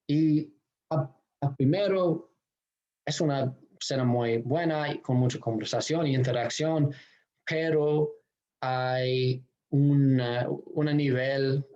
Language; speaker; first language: Spanish; non-native, fluent; English